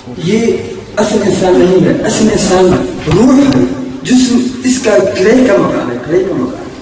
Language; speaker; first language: Urdu; non-native, local second language; Pashto